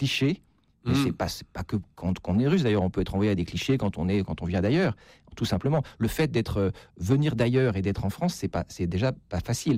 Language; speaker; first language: French; native; French